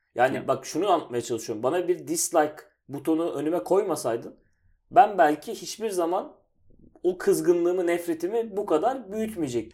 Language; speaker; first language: Turkish; native; Turkish